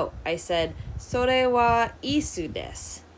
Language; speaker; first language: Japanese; non-native, fluent; English